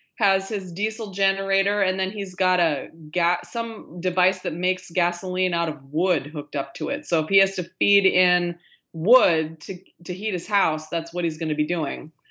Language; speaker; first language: English; native; English